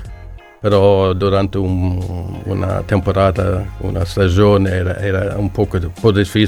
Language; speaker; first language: Italian; non-native, learner; Swedish